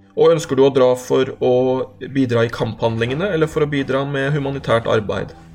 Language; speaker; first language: Norwegian; native; Norwegian